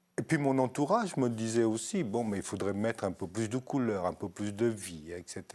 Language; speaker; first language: French; early bilingual, other home language; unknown